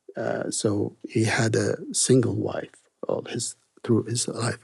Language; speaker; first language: English; non-native, fluent; Persian